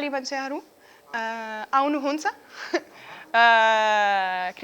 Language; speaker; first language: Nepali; non-native, learner; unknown